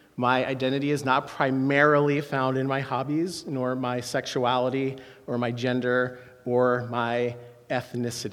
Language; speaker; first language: English; native; English